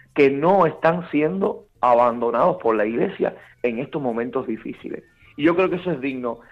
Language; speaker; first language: Spanish; native; Spanish